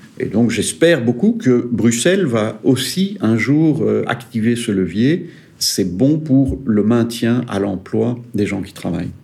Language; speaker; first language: French; native; French